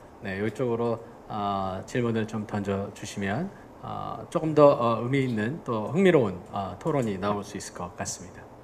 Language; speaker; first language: Korean; native; Korean